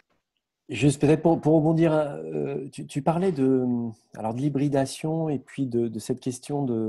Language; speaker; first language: French; native; French